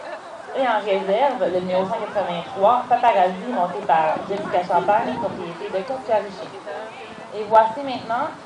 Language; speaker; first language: French; native; French